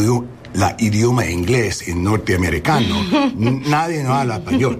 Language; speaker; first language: Spanish; non-native, learner; English